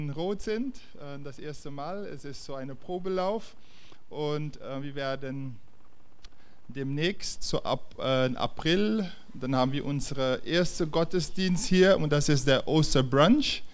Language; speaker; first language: German; non-native, fluent; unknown